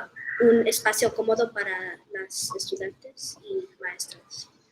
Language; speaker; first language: Spanish; early bilingual, heritage; Spanish